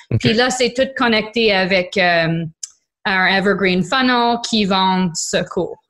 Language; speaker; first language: French; non-native, local second language; English